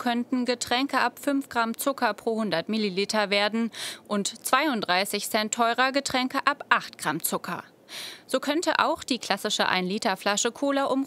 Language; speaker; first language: German; native; German